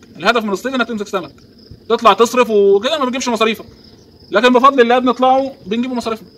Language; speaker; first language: Arabic; native; Arabic